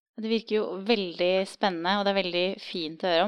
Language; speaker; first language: Norwegian; native; Norwegian